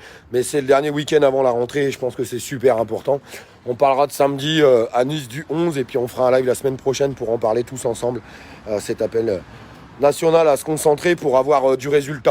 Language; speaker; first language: French; native; French